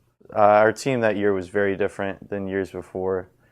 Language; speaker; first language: English; native; English